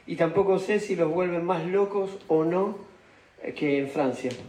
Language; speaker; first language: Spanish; non-native, learner; French